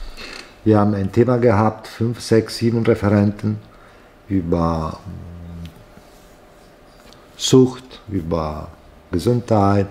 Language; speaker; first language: German; non-native, fluent; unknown